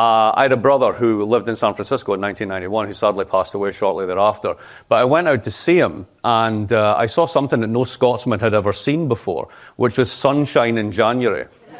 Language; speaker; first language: English; native; English